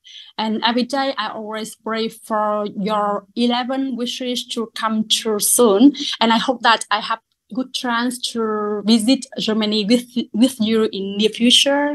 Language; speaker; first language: English; non-native, learner; Vietnamese